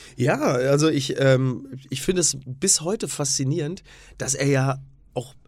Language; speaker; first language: German; native; German